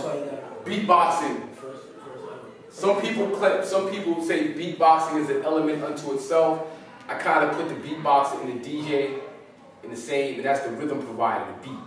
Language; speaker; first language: English; native; English